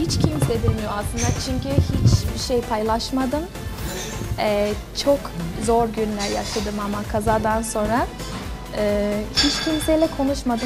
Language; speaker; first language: Turkish; non-native, fluent; English